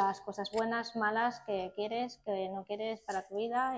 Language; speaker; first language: Spanish; native; Spanish